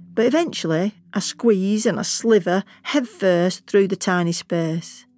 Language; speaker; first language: English; native; English